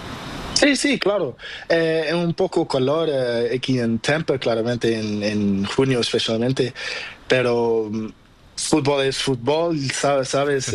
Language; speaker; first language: Spanish; non-native, learner; Portuguese